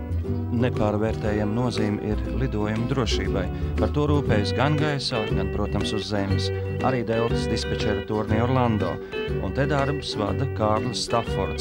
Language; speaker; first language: Latvian; native; Latvian